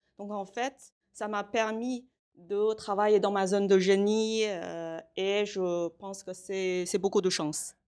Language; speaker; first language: French; non-native, fluent; Chinese